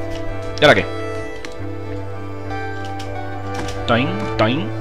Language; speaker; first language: Spanish; native; Spanish